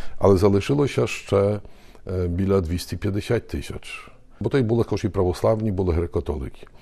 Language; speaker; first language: Ukrainian; early bilingual, heritage; Ukrainian